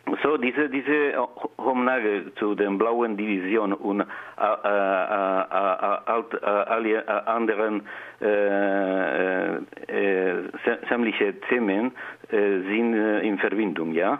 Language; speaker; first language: German; non-native, learner; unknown